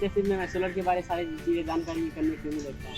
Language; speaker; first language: Hindi; native; Hindi